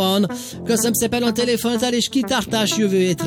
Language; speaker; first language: Hungarian; native; Hungarian